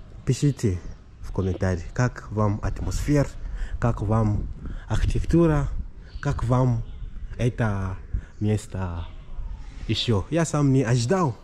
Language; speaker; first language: Russian; non-native, learner; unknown